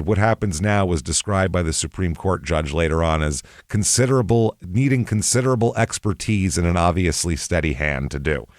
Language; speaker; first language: English; native; English